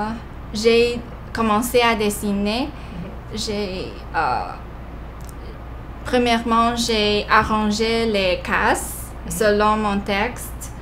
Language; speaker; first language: French; non-native, fluent; Chinese